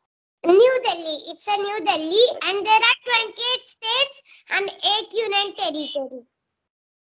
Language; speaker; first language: English; non-native, local second language; Marathi